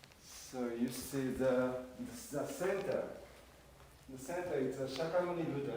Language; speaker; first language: English; non-native, learner; Japanese